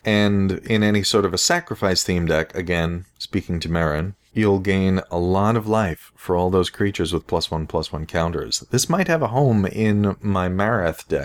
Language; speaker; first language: English; native; English